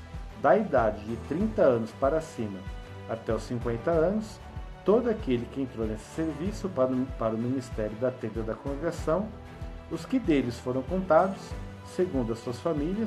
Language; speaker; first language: Portuguese; native; Portuguese